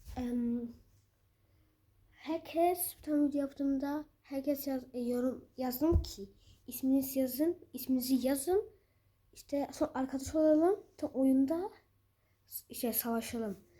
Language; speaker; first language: Turkish; early bilingual, heritage; Turkish